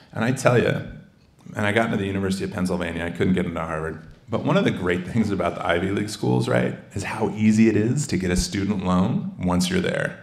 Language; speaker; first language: English; native; English